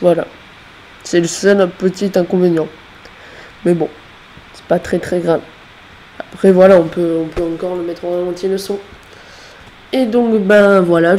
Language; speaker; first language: French; native; French